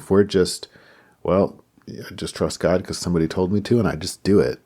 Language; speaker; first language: English; native; English